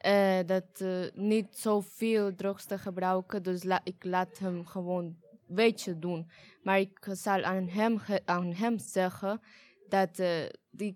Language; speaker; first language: Dutch; non-native, learner; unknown